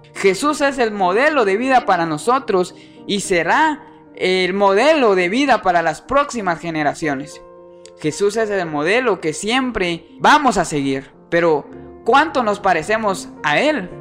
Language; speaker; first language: Spanish; native; Spanish